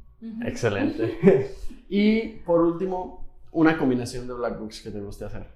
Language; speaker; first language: Spanish; native; Spanish